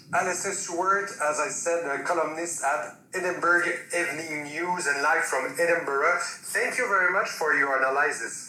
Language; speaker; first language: English; non-native, fluent; French